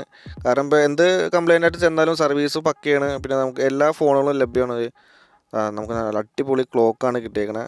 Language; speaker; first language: Malayalam; native; Malayalam